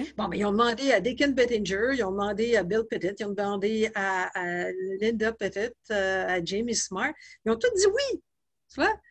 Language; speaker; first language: French; native; French